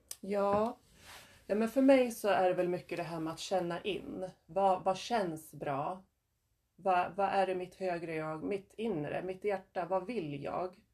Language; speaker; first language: Swedish; native; Swedish